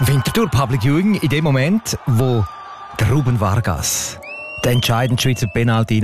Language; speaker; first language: German; native; German